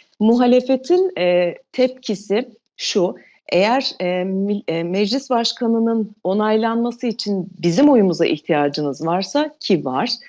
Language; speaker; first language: Turkish; non-native, local second language; Albanian